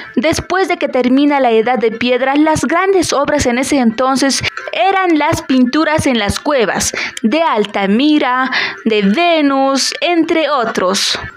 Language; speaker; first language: Spanish; native; Spanish